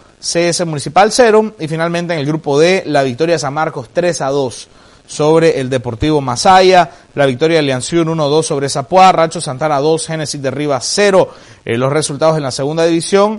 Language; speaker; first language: Spanish; native; Spanish